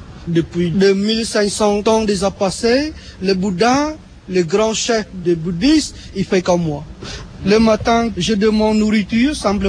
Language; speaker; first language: French; non-native, learner; Khmer